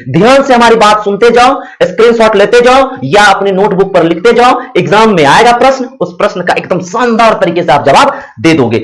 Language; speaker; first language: Hindi; native; Hindi